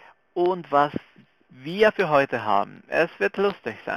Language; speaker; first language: German; non-native, fluent; Spanish